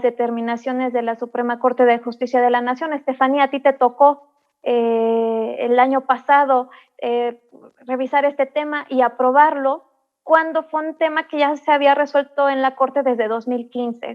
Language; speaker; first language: Spanish; native; Spanish